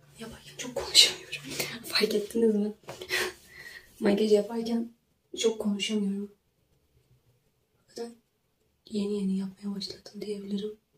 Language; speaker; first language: Turkish; native; Turkish